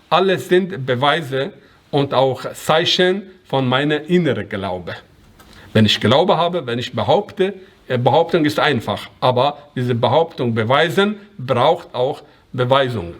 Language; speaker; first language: German; non-native, learner; Persian